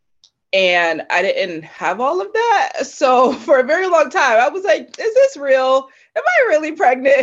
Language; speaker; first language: English; native; English